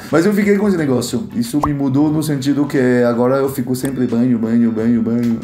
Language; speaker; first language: Portuguese; non-native, fluent; French